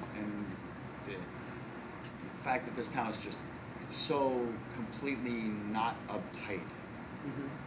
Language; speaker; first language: English; native; English